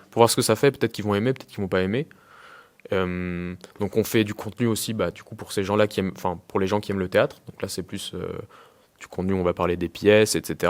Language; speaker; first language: French; early bilingual, other home language; Spanish